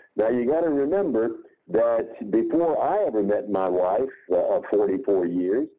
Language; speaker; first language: English; native; English